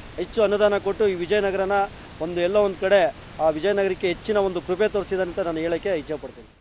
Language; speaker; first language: Kannada; native; Kannada